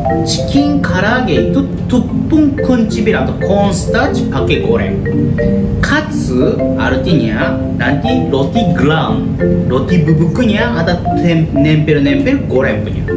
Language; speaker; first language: Indonesian; non-native, learner; Japanese